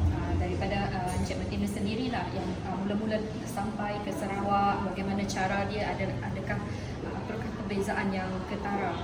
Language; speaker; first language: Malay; non-native, local second language; Iban